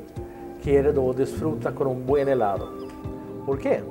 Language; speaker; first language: Spanish; non-native, learner; Swedish